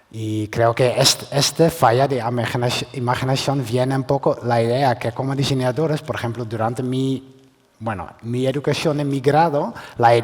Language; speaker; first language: Spanish; non-native, fluent; Dutch